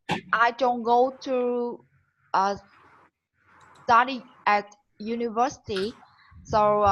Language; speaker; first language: English; non-native, learner; Vietnamese